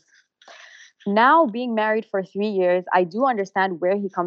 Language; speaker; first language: English; non-native, local second language; Arabic